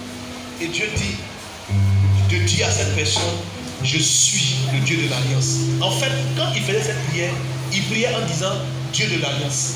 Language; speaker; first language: French; native; French